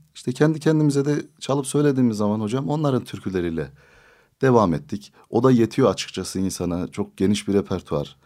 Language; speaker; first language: Turkish; native; Turkish